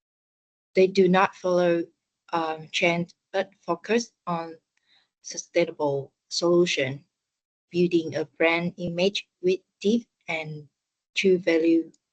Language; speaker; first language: English; non-native, learner; Vietnamese